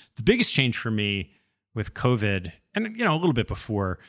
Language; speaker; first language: English; native; English